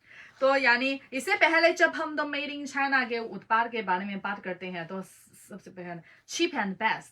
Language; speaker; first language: Hindi; non-native, fluent; Chinese